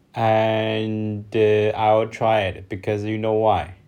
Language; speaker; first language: English; non-native, learner; Chinese